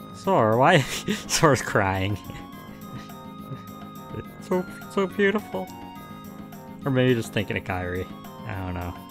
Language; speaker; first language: English; native; English